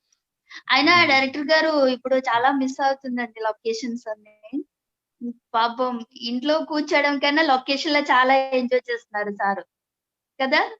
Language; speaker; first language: Telugu; non-native, learner; Malayalam